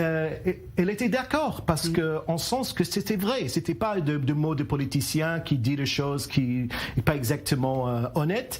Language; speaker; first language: French; non-native, learner; English